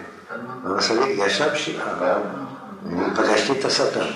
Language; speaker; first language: Hebrew; non-native, fluent; French